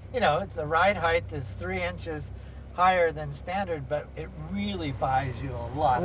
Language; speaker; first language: English; native; English